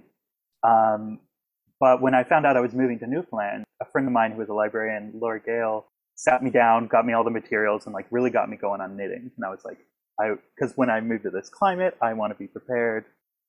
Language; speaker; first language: English; native; English